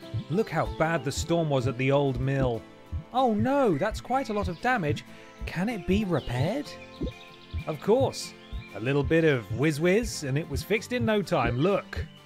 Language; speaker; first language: English; native; English